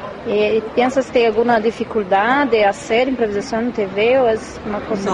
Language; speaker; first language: Spanish; non-native, learner; Portuguese